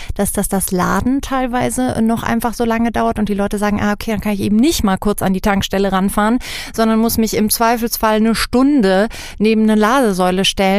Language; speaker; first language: German; native; German